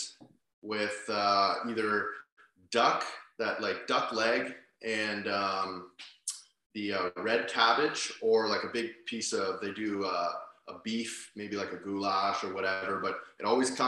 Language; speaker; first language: English; native; English